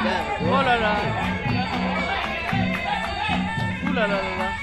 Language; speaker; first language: French; native; French